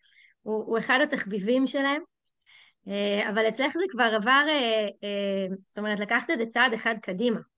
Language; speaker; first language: Hebrew; native; Hebrew